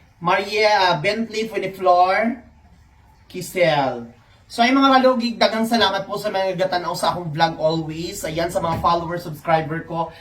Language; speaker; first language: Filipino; non-native, local second language; Cebuano